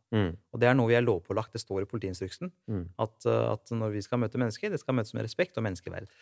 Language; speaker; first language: Norwegian; native; Norwegian